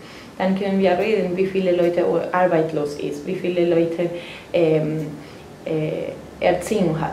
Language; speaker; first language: German; non-native, fluent; Spanish